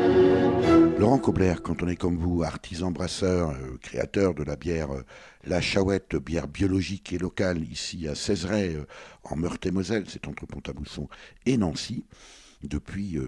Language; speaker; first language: French; native; French